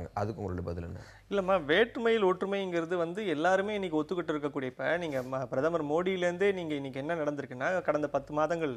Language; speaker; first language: Tamil; native; Tamil